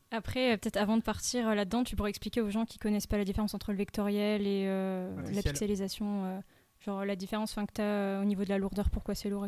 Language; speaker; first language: French; native; French